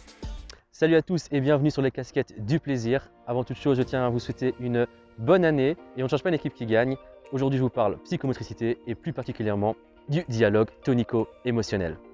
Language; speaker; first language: French; native; French